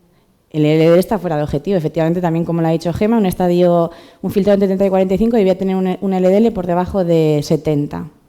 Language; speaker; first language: Spanish; native; Spanish